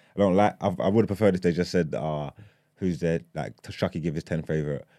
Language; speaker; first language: English; native; English